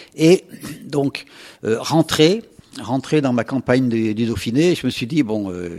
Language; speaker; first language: French; native; French